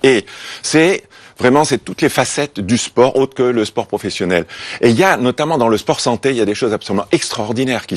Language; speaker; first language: French; native; French